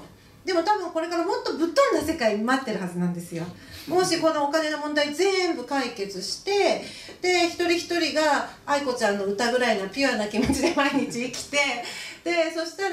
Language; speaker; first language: Japanese; native; Japanese